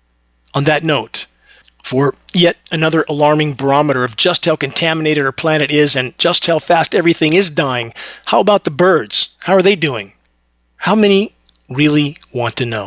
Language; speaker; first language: English; native; English